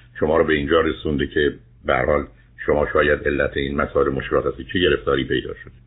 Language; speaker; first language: Persian; native; Persian